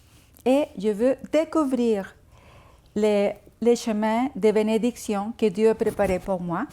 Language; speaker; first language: French; non-native, fluent; Spanish